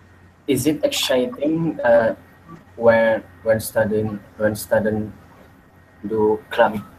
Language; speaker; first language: English; non-native, learner; Indonesian